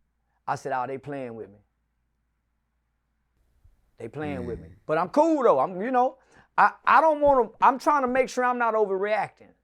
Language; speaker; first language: English; native; English